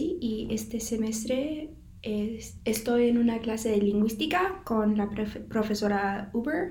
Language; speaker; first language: Spanish; non-native, fluent; English